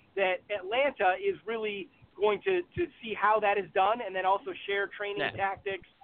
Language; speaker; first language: English; native; English